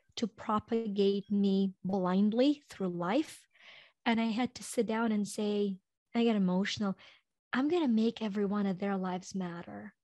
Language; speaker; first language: English; non-native, fluent; Ukrainian